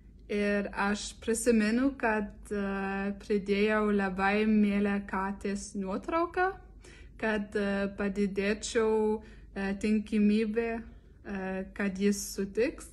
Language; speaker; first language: Lithuanian; non-native, learner; French